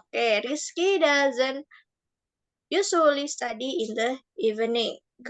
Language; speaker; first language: English; non-native, fluent; Indonesian